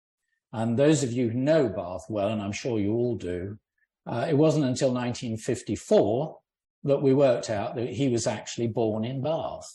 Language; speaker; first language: English; native; English